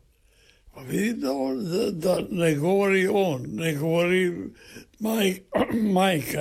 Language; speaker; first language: Serbian; native; Serbian